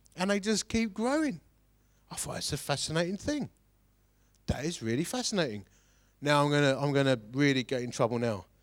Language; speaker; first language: English; native; English